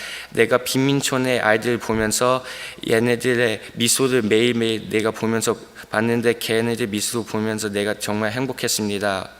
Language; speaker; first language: Korean; early bilingual, heritage; Korean